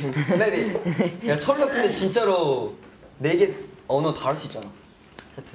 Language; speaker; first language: Korean; native; Korean